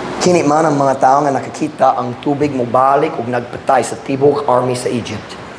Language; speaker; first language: Cebuano; non-native, fluent; English